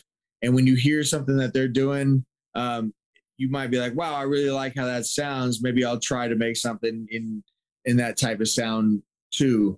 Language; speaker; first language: English; native; English